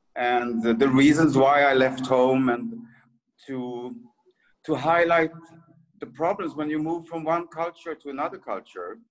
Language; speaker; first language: English; early bilingual, other home language; French